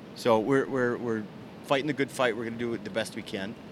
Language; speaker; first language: English; native; English